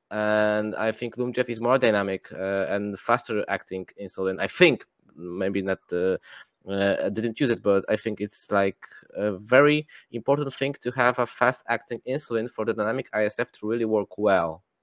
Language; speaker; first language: English; non-native, fluent; Polish